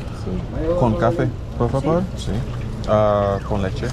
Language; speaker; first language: Spanish; non-native, learner; English